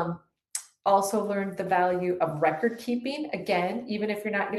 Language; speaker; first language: English; native; English